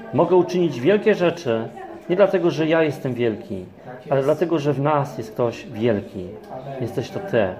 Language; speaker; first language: Polish; native; Polish